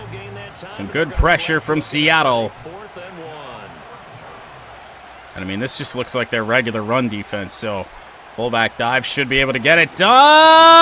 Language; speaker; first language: English; native; English